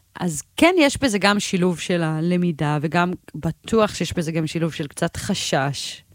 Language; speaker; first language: Hebrew; early bilingual, heritage; Hebrew